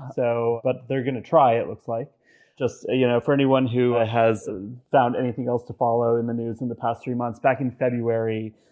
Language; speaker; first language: English; native; English